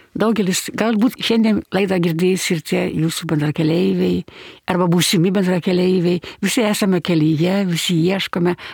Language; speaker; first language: Lithuanian; native; Lithuanian